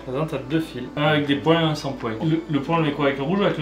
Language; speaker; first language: French; native; French